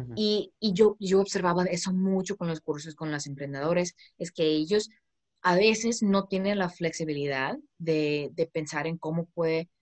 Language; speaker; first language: Spanish; non-native, fluent; English